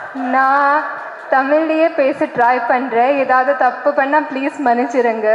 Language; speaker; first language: Tamil; non-native, learner; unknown